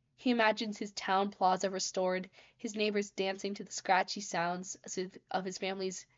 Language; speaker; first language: English; native; English